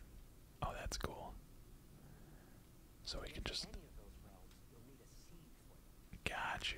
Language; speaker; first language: English; native; English